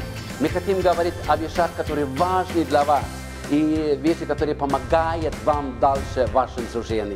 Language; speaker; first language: Russian; non-native, fluent; Norwegian